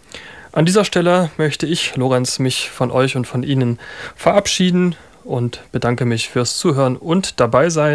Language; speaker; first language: German; native; German